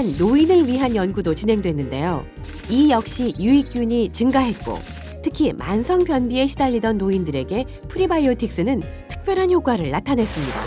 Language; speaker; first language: Korean; native; Korean